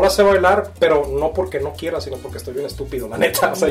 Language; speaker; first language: Spanish; native; Spanish